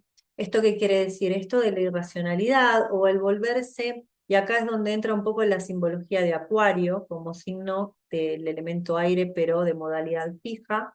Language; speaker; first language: Spanish; native; Spanish